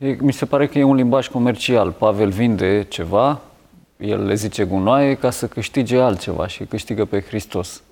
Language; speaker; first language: Romanian; native; Romanian